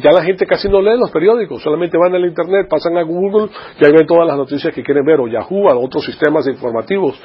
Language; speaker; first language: Spanish; native; Spanish